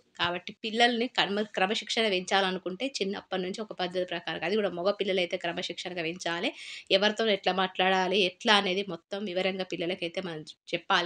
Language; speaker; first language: Telugu; native; Telugu